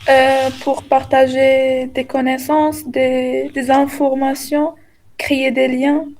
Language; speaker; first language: French; non-native, local second language; Arabic